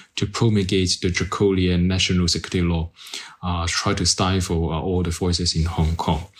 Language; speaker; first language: English; non-native, local second language; Cantonese